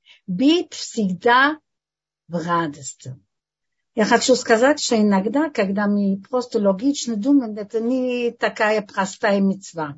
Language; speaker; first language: Russian; non-native, fluent; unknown